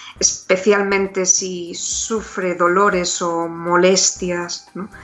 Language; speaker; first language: Spanish; native; Spanish